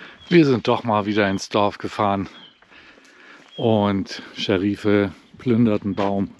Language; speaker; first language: German; native; German